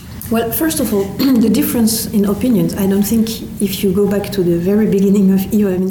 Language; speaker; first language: English; non-native, fluent; French